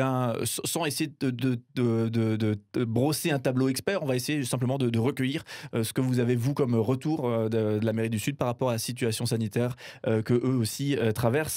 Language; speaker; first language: French; native; French